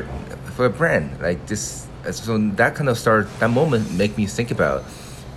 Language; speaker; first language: English; non-native, fluent; Chinese